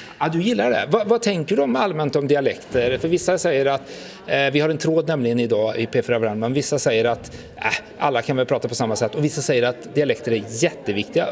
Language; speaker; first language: Swedish; native; Swedish